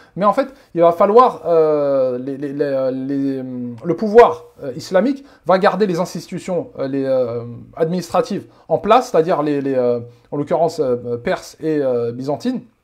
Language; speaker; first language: French; native; French